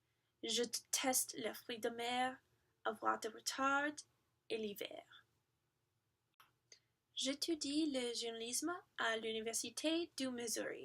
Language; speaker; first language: French; non-native, learner; English